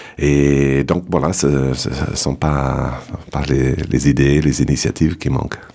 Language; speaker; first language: French; non-native, fluent; English